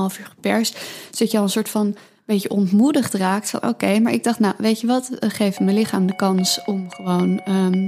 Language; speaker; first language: Dutch; native; Dutch